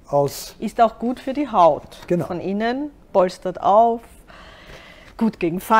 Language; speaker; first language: German; native; German